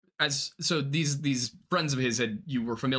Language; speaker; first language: English; native; English